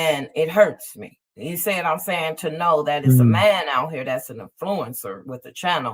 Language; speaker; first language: English; native; English